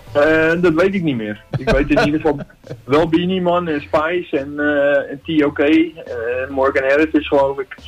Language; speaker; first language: Dutch; native; Dutch